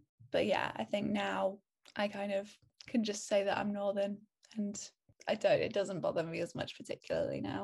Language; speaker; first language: English; native; English